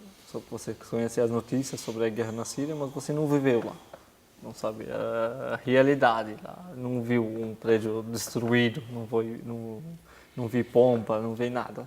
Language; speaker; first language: Portuguese; non-native, fluent; Arabic